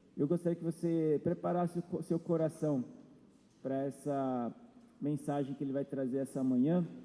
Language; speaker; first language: Portuguese; native; Portuguese